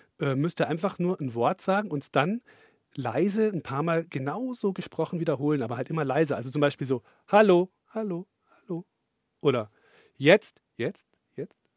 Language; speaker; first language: German; native; German